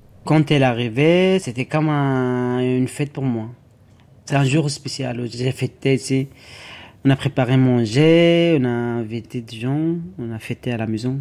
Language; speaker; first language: French; non-native, learner; Arabic